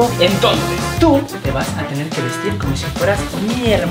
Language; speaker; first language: Spanish; native; Spanish